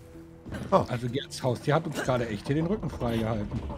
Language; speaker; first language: German; native; German